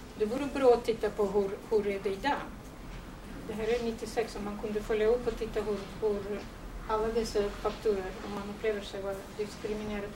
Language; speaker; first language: Swedish; non-native, fluent; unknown